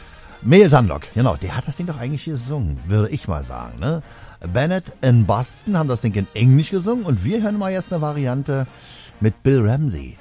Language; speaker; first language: German; native; German